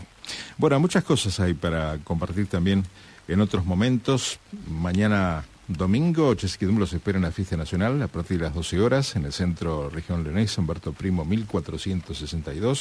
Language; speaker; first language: Spanish; native; Spanish